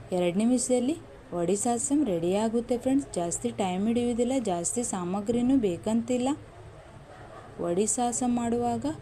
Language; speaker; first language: Kannada; non-native, local second language; Konkani